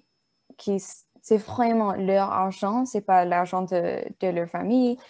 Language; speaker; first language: French; non-native, learner; English